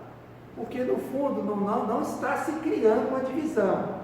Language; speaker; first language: Portuguese; native; Portuguese